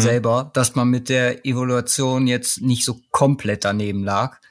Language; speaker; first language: German; native; German